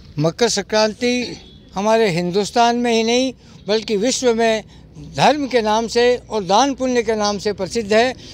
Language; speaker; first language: Hindi; native; Hindi